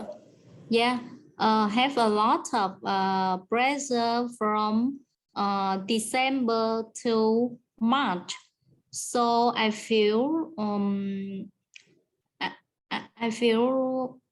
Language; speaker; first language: English; non-native, learner; Vietnamese